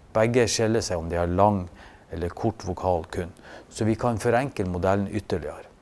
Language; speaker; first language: Norwegian; native; Norwegian